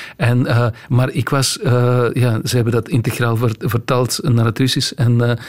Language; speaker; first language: Dutch; non-native, fluent; Russian